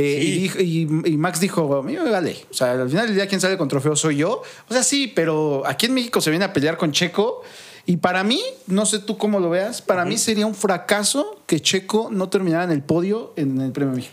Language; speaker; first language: Spanish; native; Spanish